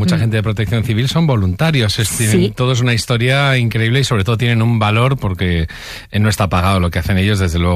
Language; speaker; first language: Spanish; native; Spanish